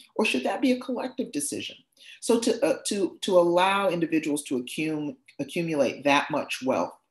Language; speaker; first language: English; native; English